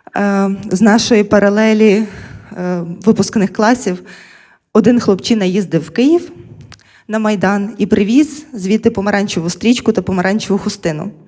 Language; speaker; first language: Ukrainian; non-native, local second language; Russian